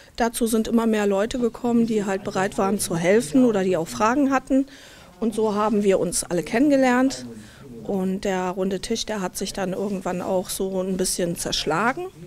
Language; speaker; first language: German; native; German